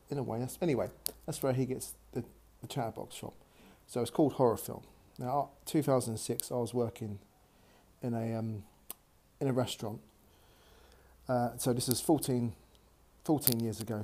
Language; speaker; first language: English; native; English